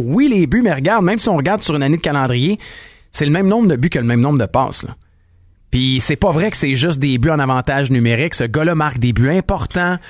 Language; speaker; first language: French; native; French